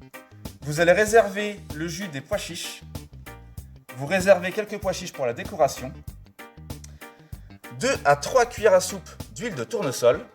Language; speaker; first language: French; native; French